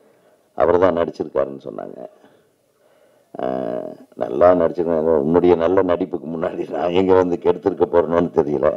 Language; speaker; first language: Tamil; native; Tamil